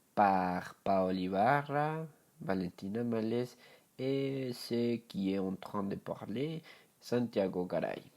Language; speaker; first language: French; non-native, learner; Spanish